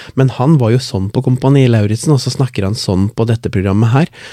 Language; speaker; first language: Norwegian; non-native, local second language; Tamil